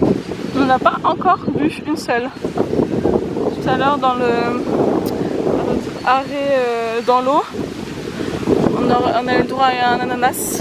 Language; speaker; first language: French; native; French